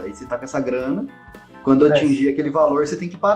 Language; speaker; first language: Portuguese; native; Portuguese